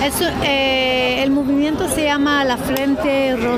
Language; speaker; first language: Spanish; non-native, fluent; Hebrew